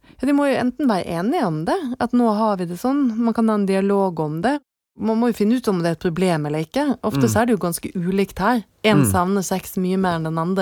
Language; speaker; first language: Norwegian; native; Norwegian